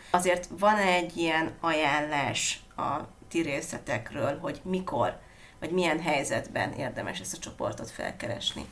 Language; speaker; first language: Hungarian; native; Hungarian